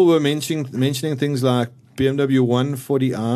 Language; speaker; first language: English; native; English